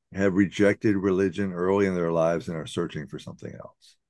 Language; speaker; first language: English; native; English